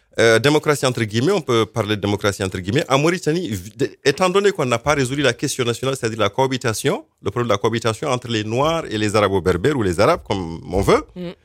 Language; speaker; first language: French; non-native, local second language; Fula